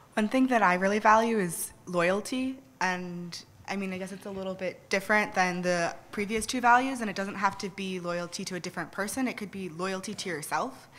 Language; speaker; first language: English; native; English